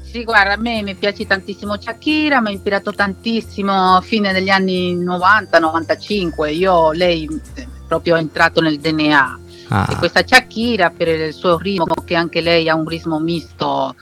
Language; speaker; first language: Italian; non-native, fluent; Spanish